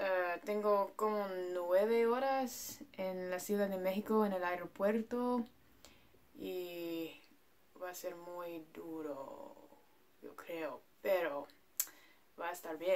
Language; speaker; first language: Spanish; non-native, learner; English